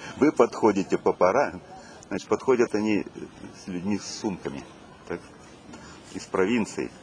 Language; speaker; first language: Russian; native; Russian